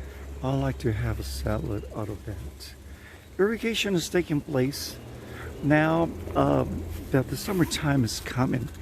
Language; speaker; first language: English; non-native, fluent; Spanish